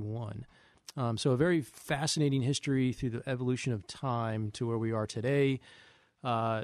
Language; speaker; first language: English; native; English